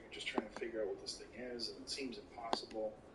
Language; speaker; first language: English; native; English